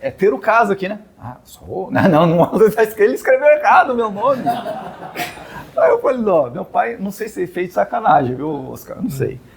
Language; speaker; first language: Portuguese; native; Portuguese